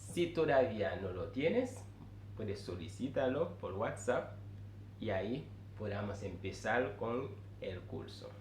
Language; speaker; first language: Spanish; non-native, fluent; Haitian Creole